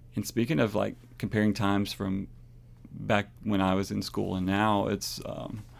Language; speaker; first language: English; native; English